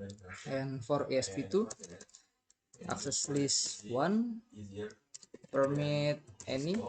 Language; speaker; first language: English; non-native, learner; Indonesian